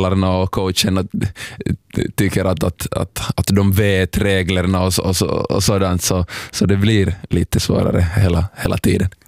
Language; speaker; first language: Swedish; non-native, local second language; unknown